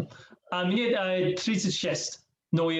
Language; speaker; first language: Russian; non-native, learner; English